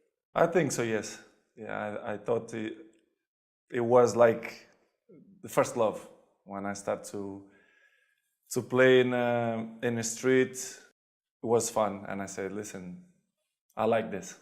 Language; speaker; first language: English; non-native, fluent; Portuguese